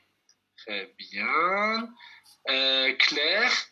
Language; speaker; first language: French; non-native, fluent; Kurdish